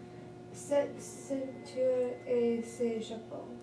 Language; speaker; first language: French; non-native, learner; English